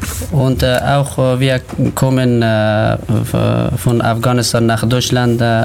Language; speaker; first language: German; non-native, learner; Persian